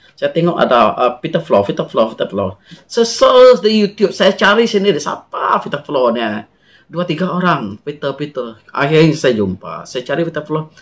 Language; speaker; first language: Malay; non-native, local second language; Iban